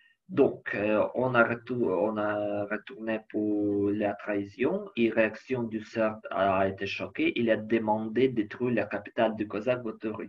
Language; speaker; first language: French; non-native, learner; Ukrainian